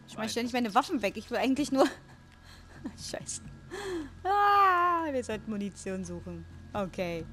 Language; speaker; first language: German; native; German